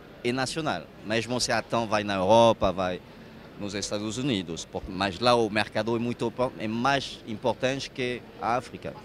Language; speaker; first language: Portuguese; non-native, fluent; French